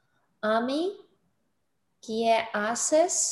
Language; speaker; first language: Spanish; non-native, learner; English